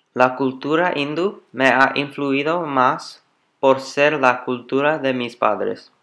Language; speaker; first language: Spanish; non-native, learner; English